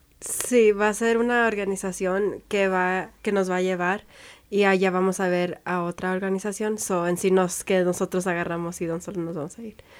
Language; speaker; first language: Spanish; early bilingual, heritage; Spanish